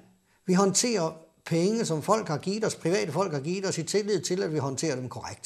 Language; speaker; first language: Danish; native; Danish